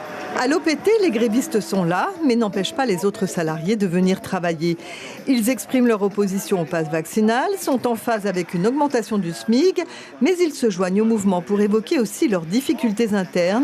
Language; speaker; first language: French; native; French